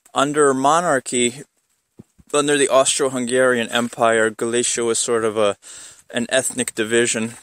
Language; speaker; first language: English; native; English